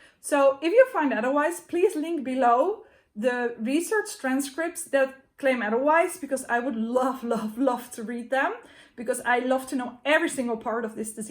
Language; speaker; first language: English; non-native, fluent; Dutch